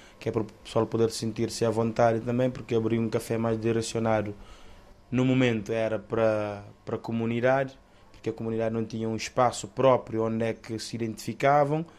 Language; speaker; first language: Portuguese; non-native, local second language; Kabuverdianu